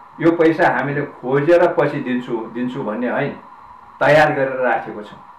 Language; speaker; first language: Nepali; non-native, local second language; Sherpa